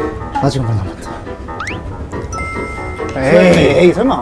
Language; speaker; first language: Korean; native; Korean